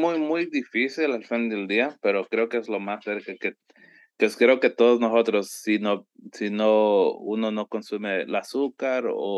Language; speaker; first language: Spanish; early bilingual, heritage; Spanish